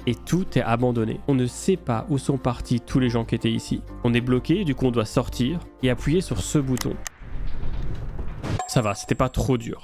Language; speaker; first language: French; native; French